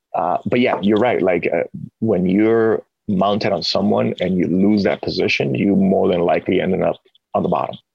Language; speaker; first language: English; early bilingual, other home language; Spanish